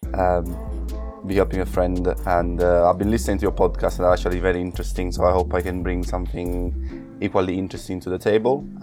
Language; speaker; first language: English; non-native, fluent; Italian